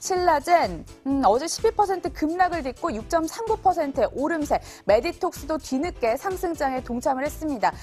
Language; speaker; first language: Korean; native; Korean